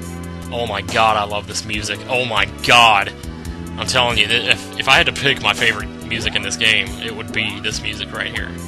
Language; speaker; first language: English; native; English